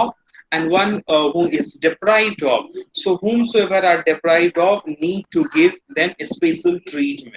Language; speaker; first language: English; non-native, local second language; Hindi